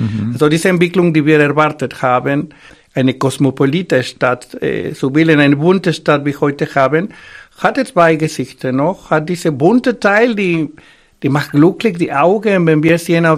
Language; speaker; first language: German; non-native, fluent; Spanish